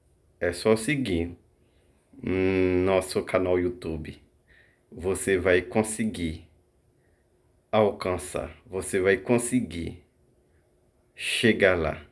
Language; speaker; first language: Portuguese; non-native, fluent; Haitian Creole